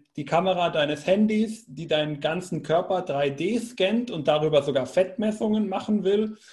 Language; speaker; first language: German; native; German